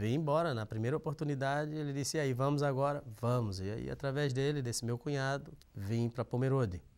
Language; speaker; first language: Portuguese; native; Portuguese